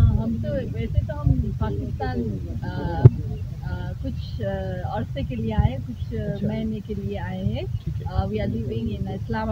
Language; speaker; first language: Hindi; non-native, learner; Nepali